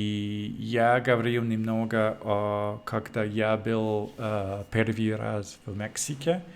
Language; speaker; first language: Russian; non-native, learner; English